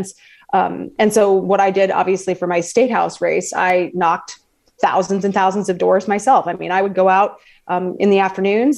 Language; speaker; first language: English; native; English